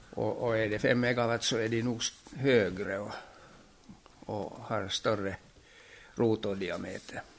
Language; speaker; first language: Swedish; native; Swedish